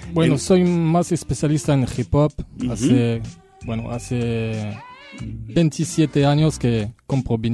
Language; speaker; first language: Spanish; non-native, fluent; French